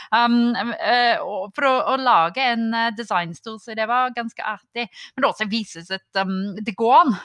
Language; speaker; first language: Norwegian; non-native, fluent; English